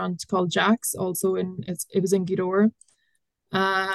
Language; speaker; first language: English; native; English